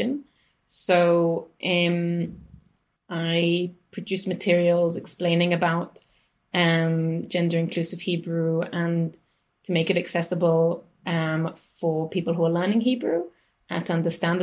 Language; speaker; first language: English; native; English